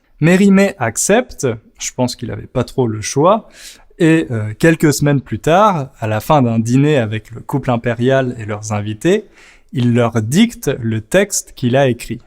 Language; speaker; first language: French; native; French